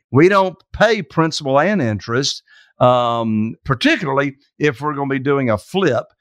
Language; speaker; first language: English; native; English